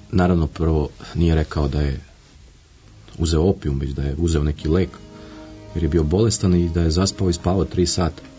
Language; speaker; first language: Serbian; native; Serbian